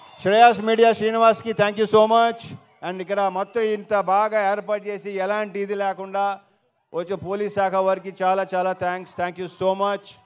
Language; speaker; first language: Telugu; native; Telugu